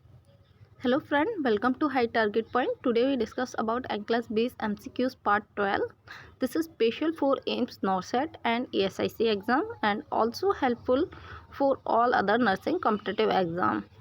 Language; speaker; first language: English; non-native, local second language; Hindi